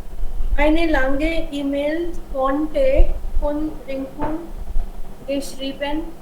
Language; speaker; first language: German; non-native, learner; Hindi